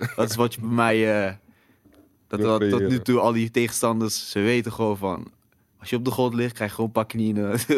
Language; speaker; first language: Dutch; native; Dutch